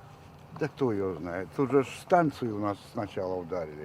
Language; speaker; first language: Russian; native; Russian